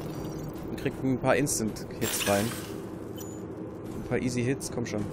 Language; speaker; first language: German; native; German